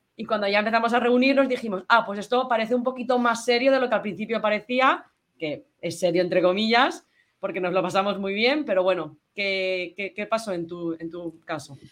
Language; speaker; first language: Spanish; native; Spanish